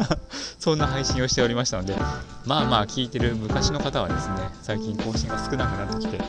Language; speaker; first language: Japanese; native; Japanese